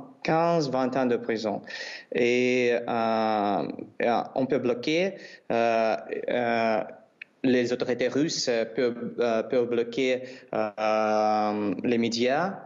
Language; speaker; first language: French; non-native, learner; Russian